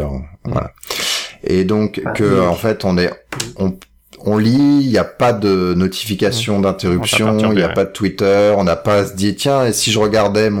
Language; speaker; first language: French; native; French